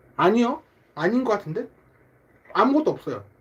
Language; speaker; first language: Korean; native; Korean